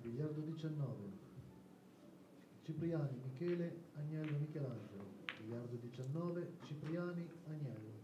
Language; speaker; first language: Italian; native; Italian